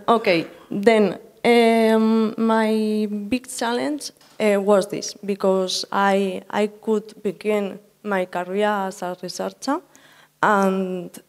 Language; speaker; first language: English; non-native, learner; Spanish